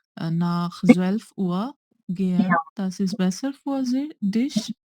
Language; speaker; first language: German; non-native, learner; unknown